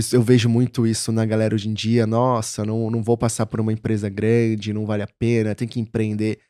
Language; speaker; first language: Portuguese; native; Portuguese